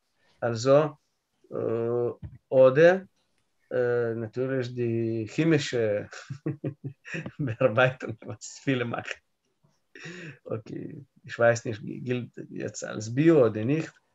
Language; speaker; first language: German; non-native, learner; Russian